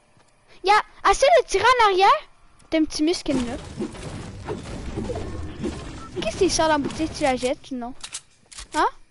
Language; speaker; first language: French; native; French